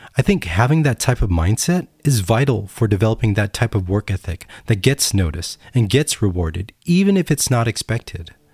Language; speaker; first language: English; native; English